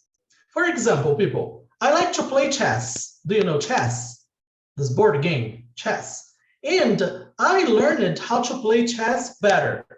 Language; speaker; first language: English; non-native, fluent; Portuguese